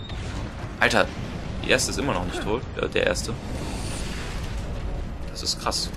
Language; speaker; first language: German; native; German